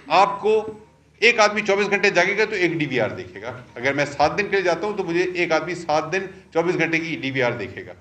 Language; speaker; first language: Urdu; non-native, local second language; Pashto